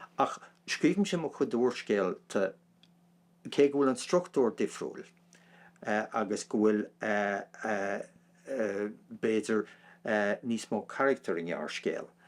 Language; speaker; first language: Irish; non-native, local second language; English